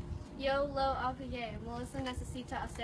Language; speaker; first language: Spanish; non-native, learner; English